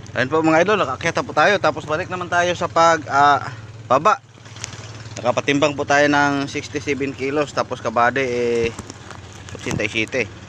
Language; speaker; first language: Filipino; non-native, local second language; Cebuano